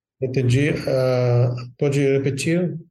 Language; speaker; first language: Portuguese; non-native, fluent; Hebrew